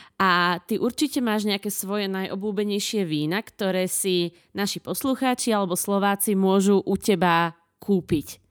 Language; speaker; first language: Slovak; native; Slovak